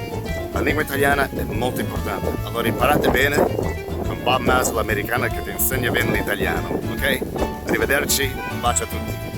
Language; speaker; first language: Italian; non-native, learner; English